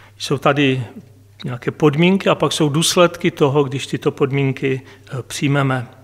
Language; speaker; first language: Czech; non-native, local second language; Polish